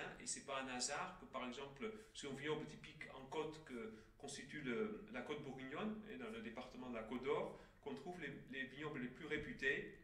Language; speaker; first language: French; native; French